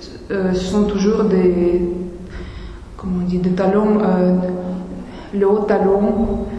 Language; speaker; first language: French; non-native, fluent; Russian